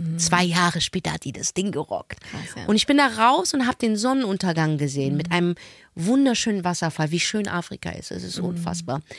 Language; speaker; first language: German; early bilingual, other home language; Arabic